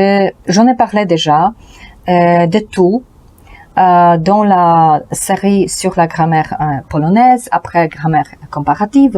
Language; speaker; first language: French; non-native, learner; Polish